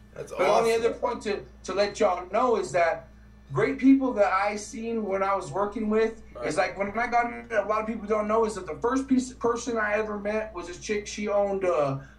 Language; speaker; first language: English; native; English